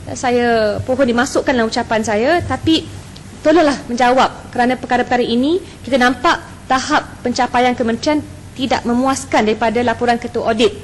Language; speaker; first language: Malay; native; Malay